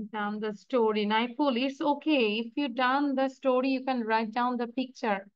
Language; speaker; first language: English; non-native, local second language; Bangla